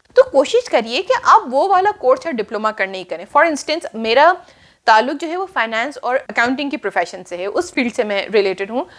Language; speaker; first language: Urdu; native; Urdu